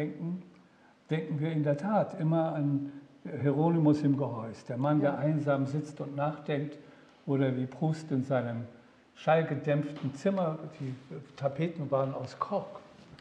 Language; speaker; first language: German; native; German